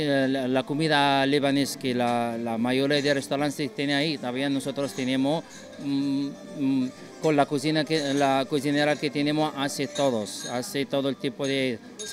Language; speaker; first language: Spanish; non-native, fluent; Arabic